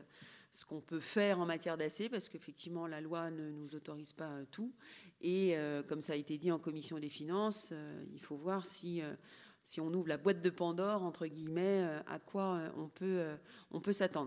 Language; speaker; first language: French; native; French